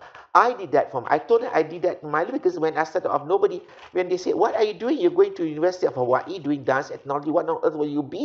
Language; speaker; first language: English; non-native, local second language; Malay